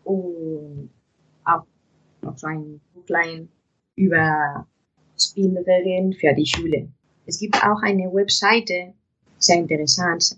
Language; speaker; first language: German; non-native, fluent; Spanish